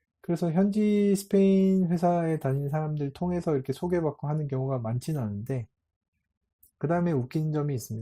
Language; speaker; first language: Korean; native; Korean